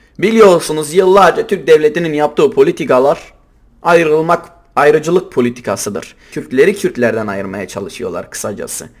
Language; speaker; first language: Turkish; non-native, local second language; Kurdish